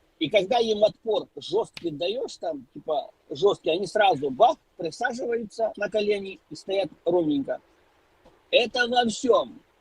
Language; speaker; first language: Russian; non-native, local second language; Ukrainian